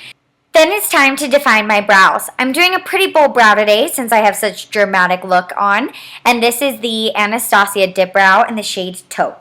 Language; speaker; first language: English; native; English